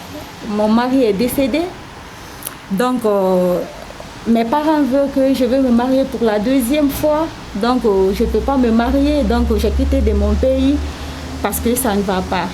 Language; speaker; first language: French; non-native, local second language; Susu